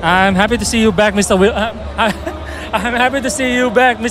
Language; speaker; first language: English; non-native, fluent; Indonesian